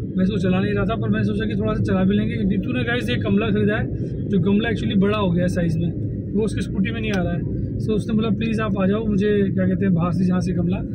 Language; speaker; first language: Hindi; native; Hindi